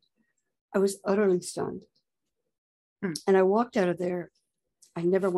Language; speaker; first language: English; native; English